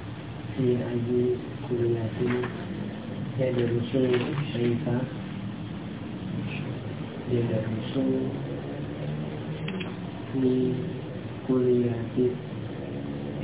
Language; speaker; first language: Arabic; non-native, learner; Indonesian